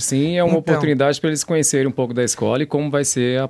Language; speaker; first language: Portuguese; native; Portuguese